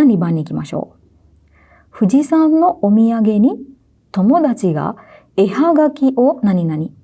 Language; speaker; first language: Japanese; non-native, fluent; Sinhala